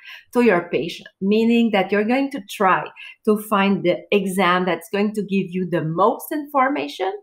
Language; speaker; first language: English; non-native, fluent; French